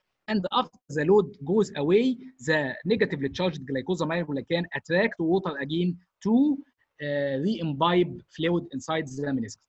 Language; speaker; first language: English; non-native, fluent; Arabic